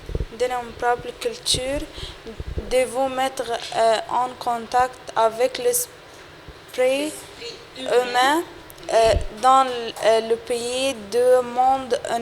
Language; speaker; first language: French; non-native, learner; Arabic